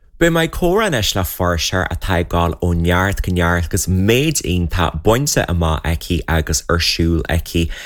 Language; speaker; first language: Irish; native; Irish